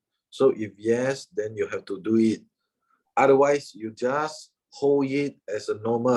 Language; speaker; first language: English; non-native, fluent; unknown